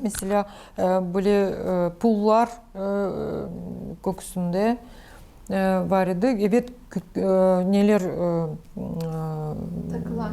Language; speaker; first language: Turkish; non-native, learner; Crimean Tatar